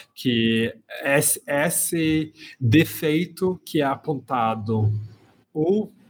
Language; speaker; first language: Portuguese; non-native, fluent; English